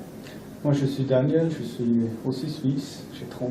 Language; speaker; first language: French; non-native, local second language; German